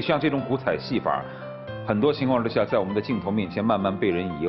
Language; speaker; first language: Chinese; native; Chinese